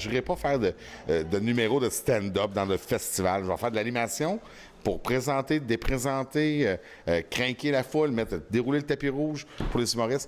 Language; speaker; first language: French; native; French